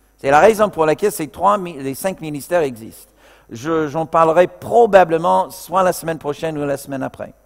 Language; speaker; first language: French; non-native, fluent; English